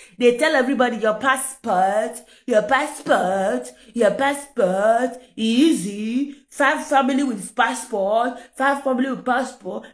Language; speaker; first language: Nigerian Pidgin; non-native, local second language; Yoruba